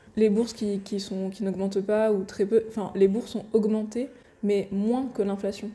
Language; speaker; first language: French; non-native, local second language; Arabic